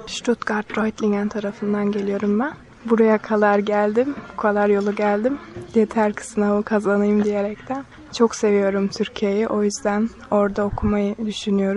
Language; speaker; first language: Turkish; early bilingual, other home language; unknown